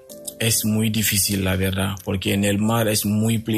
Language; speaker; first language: Spanish; non-native, local second language; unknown